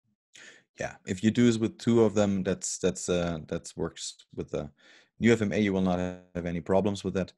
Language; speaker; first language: English; non-native, fluent; German